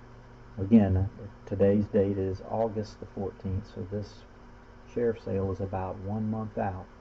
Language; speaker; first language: English; native; English